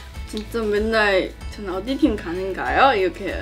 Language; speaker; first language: Korean; non-native, learner; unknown